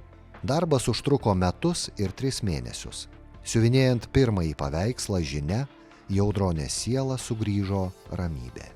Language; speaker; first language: Lithuanian; native; Lithuanian